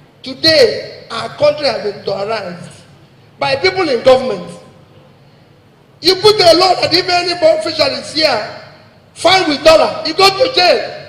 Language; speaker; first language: English; non-native, local second language; Igbo